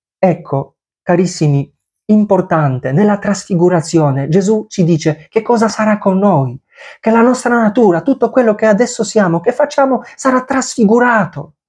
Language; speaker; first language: Italian; non-native, fluent; Polish